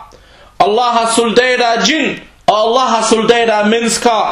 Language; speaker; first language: Danish; early bilingual, other home language; Arabic